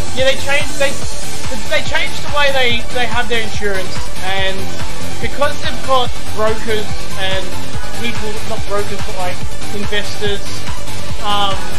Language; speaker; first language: English; native; English